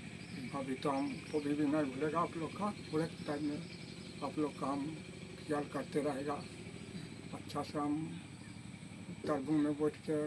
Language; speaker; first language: Hindi; non-native, local second language; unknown